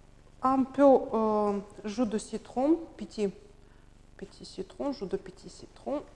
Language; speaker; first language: French; non-native, learner; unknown